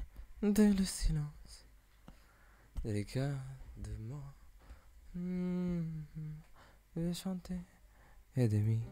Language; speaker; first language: French; non-native, learner; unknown